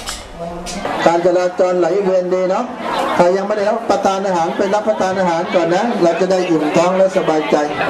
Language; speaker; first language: Thai; native; Thai